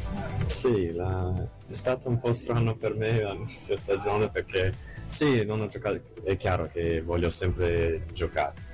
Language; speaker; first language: Italian; non-native, fluent; English